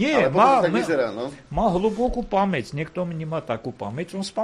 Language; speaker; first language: Slovak; non-native, fluent; Armenian